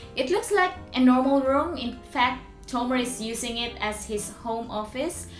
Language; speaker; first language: English; non-native, local second language; Cebuano